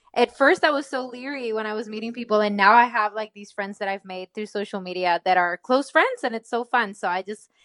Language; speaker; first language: English; non-native, fluent; Spanish